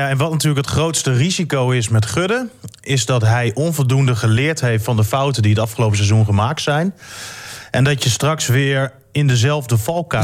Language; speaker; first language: Dutch; native; Dutch